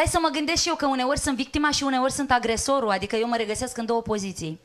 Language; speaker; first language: Romanian; native; Romanian